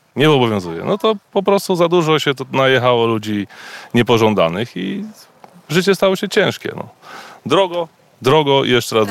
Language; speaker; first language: Polish; native; Polish